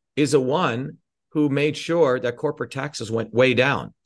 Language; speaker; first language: English; early bilingual, other home language; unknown